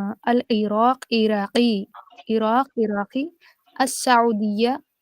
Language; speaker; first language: Arabic; non-native, learner; Urdu